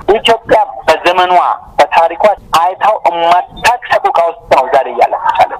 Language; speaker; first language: Amharic; non-native, local second language; Oromo